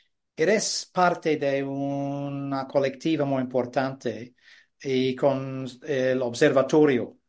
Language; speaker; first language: Spanish; non-native, fluent; English